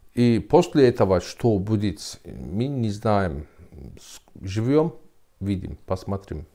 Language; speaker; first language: Russian; non-native, learner; Turkish